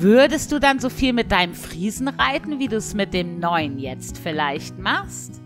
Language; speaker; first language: German; native; German